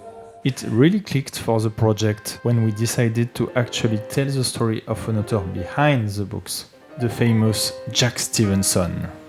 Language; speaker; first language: English; non-native, fluent; French